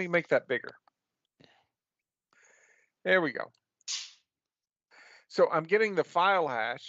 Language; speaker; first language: English; native; English